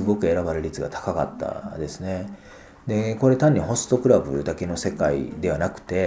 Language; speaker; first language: Japanese; native; Japanese